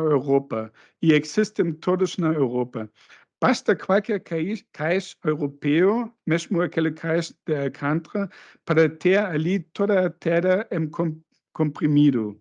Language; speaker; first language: Portuguese; non-native, fluent; German